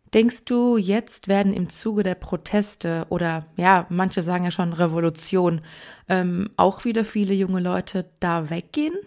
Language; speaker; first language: German; early bilingual, other home language; Persian